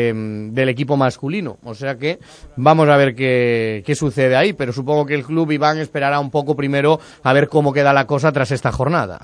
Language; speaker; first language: Spanish; native; Spanish